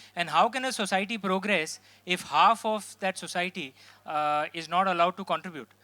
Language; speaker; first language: English; non-native, local second language; Hindi